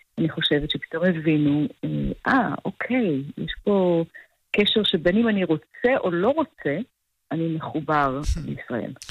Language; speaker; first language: Hebrew; native; Hebrew